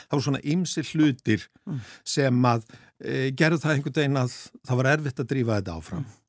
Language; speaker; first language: Icelandic; native; Icelandic